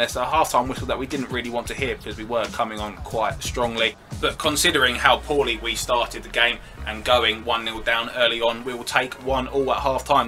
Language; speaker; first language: English; native; English